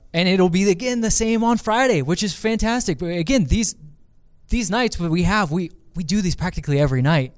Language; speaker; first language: English; native; English